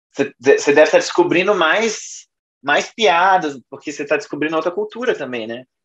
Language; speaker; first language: Portuguese; native; Portuguese